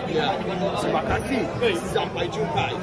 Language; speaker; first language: Indonesian; non-native, learner; Persian